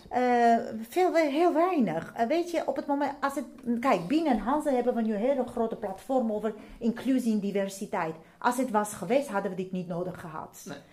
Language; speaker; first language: Dutch; non-native, fluent; Armenian